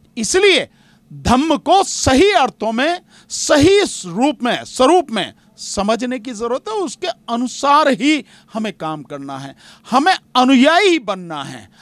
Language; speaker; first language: Hindi; native; Hindi